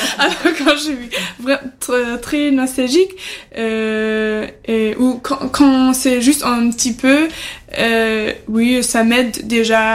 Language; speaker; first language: French; non-native, fluent; German